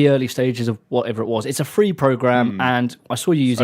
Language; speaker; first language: English; native; English